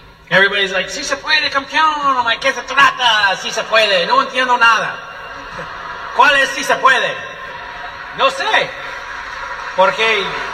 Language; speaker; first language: Spanish; non-native, learner; English